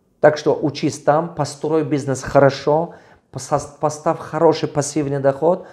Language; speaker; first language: Russian; non-native, local second language; Tajik